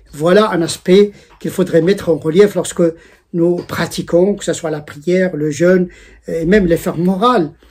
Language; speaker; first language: French; non-native, local second language; Arabic